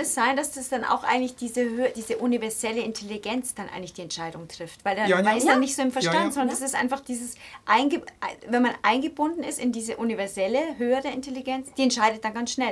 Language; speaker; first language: German; native; German